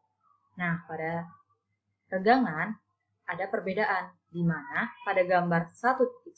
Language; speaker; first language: Indonesian; native; Indonesian